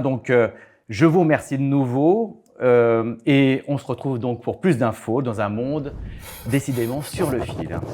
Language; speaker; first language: French; native; French